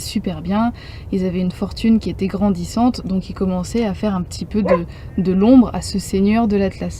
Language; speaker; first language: French; native; French